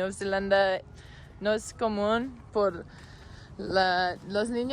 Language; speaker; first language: Spanish; non-native, learner; English